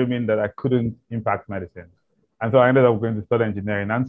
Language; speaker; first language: English; non-native, local second language; Igbo